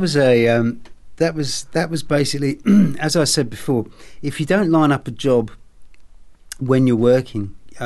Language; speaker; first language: English; native; English